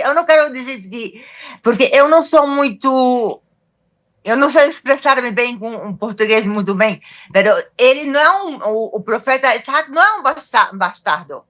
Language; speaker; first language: Portuguese; non-native, fluent; Arabic